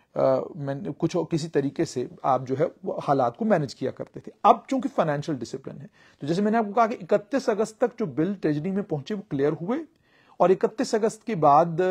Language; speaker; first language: Hindi; non-native, local second language; Kashmiri